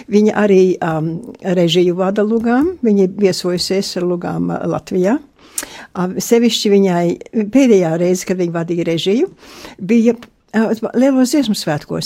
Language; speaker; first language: Latvian; early bilingual, heritage; Latvian